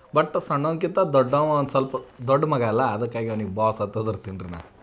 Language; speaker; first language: Kannada; native; Kannada